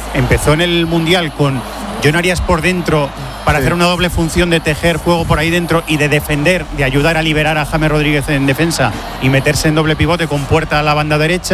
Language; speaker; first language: Spanish; native; Spanish